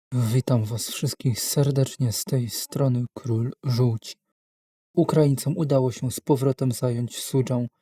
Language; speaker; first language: Polish; native; Polish